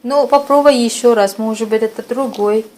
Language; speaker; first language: Russian; non-native, fluent; Filipino